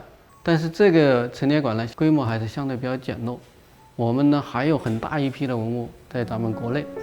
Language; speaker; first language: Chinese; native; Chinese